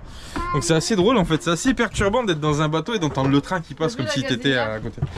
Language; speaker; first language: French; native; French